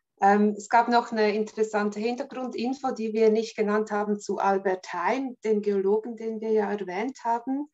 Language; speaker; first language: German; native; German